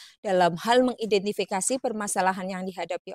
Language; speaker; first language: Indonesian; native; Indonesian